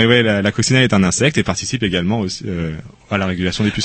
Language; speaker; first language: French; native; French